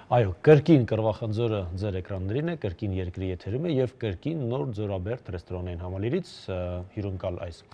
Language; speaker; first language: Armenian; native; Armenian